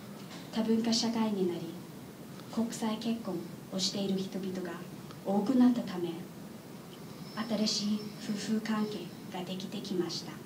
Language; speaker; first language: Japanese; non-native, learner; English